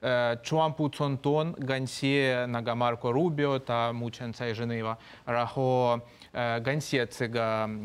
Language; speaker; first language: Chinese; non-native, fluent; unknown